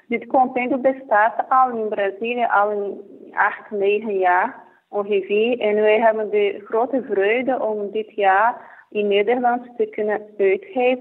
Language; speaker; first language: Dutch; non-native, fluent; Portuguese